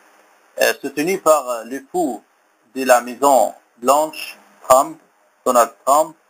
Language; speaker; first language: French; non-native, learner; Arabic